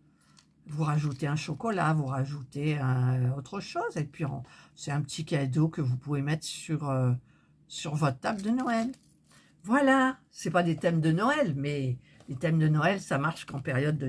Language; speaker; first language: French; native; French